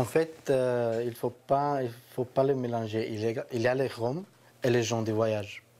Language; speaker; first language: French; non-native, fluent; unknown